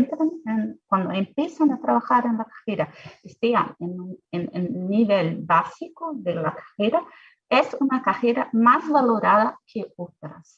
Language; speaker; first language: Spanish; non-native, fluent; Portuguese